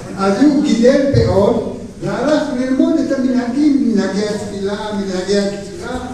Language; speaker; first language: Hebrew; native; Hebrew